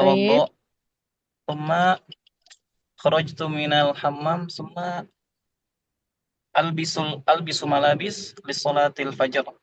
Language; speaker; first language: Arabic; non-native, learner; Indonesian